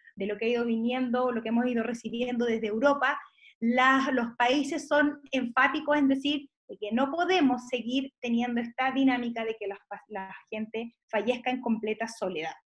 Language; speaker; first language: Spanish; native; Spanish